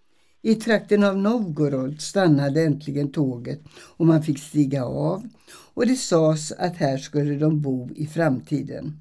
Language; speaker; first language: Swedish; early bilingual, other home language; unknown